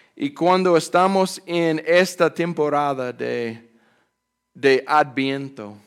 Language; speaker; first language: Spanish; non-native, fluent; English